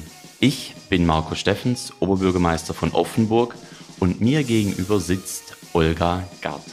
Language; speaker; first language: German; native; German